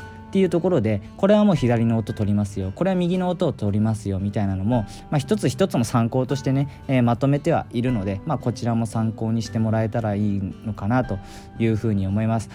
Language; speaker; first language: Japanese; native; Japanese